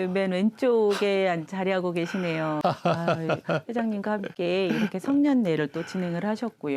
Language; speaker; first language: Korean; native; Korean